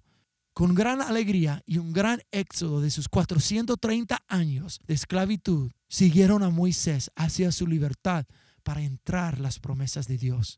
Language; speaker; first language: Spanish; non-native, fluent; English